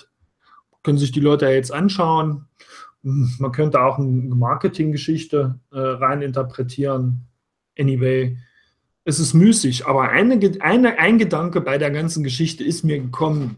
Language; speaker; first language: German; native; German